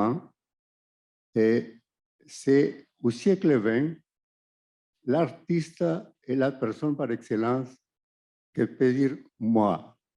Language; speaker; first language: French; non-native, fluent; Spanish